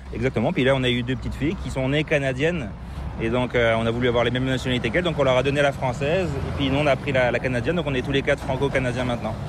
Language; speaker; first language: French; native; French